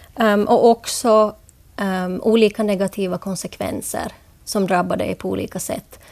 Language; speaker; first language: Swedish; native; Swedish